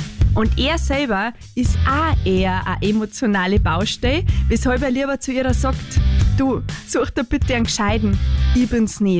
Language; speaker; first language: German; native; German